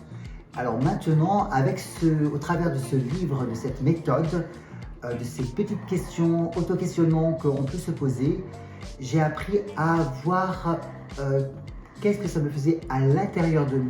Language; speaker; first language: French; native; French